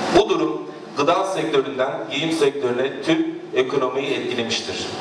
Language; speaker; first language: Turkish; native; Turkish